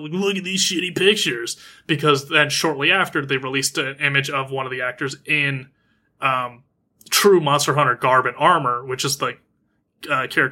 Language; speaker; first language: English; native; English